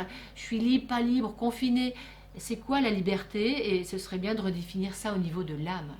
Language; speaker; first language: French; native; French